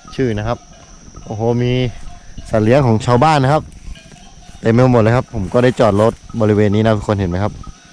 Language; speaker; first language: Thai; non-native, local second language; Karen languages